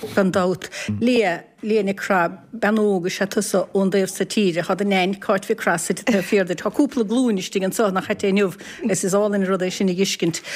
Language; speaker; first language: Irish; native; Irish